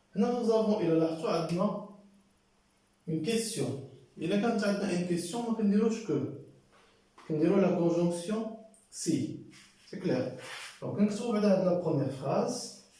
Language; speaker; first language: French; non-native, local second language; Arabic